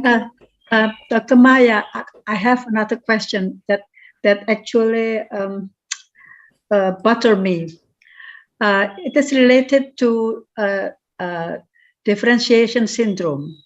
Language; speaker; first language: English; non-native, fluent; Indonesian